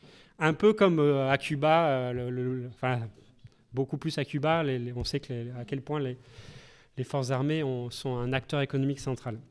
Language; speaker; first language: French; native; French